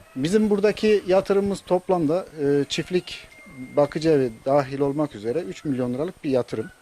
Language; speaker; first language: Turkish; native; Turkish